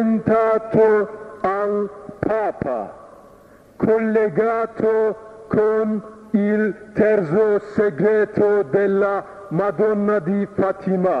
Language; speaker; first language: Italian; non-native, fluent; Turkish